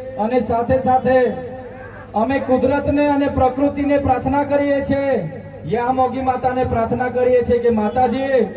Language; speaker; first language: Gujarati; non-native, local second language; Vasavi